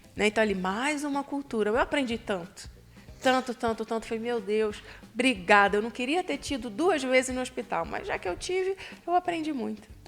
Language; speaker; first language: Portuguese; native; Portuguese